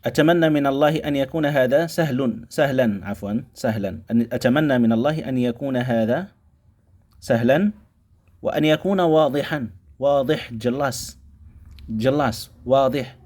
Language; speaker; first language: Arabic; non-native, fluent; Indonesian